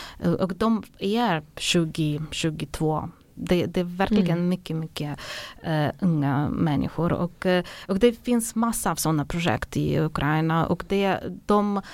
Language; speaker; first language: Swedish; non-native, fluent; Ukrainian